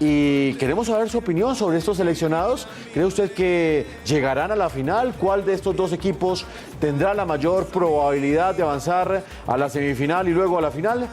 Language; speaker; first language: Spanish; native; Spanish